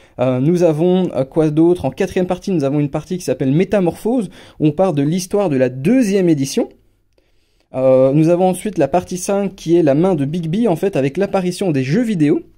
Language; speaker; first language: French; non-native, fluent; English